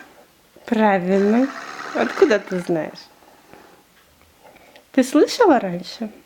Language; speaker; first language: Russian; native; Russian